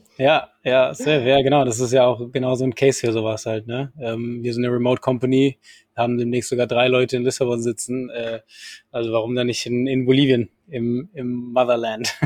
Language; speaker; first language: German; non-native, fluent; Spanish